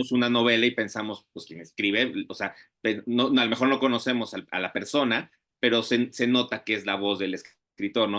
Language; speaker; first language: Spanish; native; Spanish